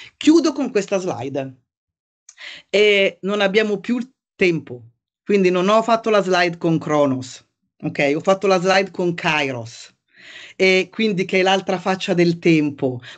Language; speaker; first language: Italian; native; Italian